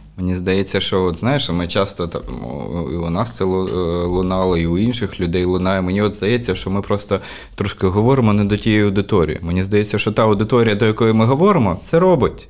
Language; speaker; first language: Ukrainian; non-native, local second language; Russian